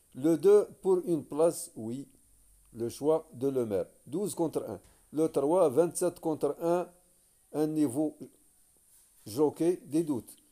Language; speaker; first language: French; non-native, local second language; Arabic